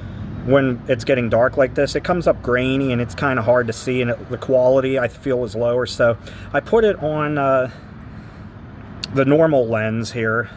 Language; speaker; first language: English; native; English